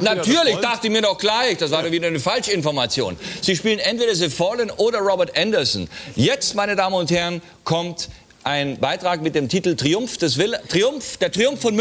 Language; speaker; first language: German; native; German